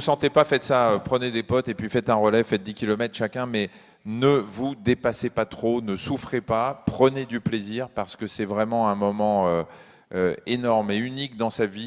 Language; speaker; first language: French; native; French